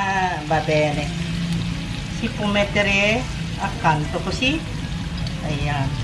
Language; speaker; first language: Italian; non-native, local second language; Filipino